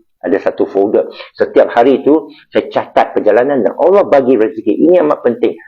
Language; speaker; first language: Malay; non-native, local second language; Chinese